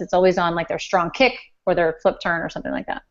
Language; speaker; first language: English; native; English